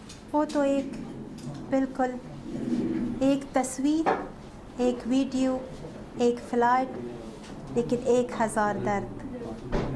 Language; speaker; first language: Hindi; non-native, fluent; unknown